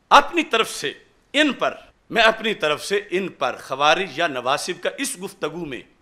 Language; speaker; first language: Urdu; non-native, local second language; Punjabi